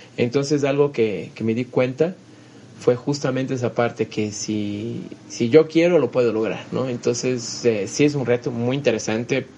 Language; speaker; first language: Spanish; non-native, fluent; Portuguese